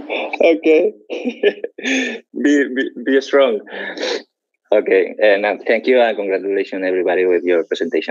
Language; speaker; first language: English; non-native, fluent; Spanish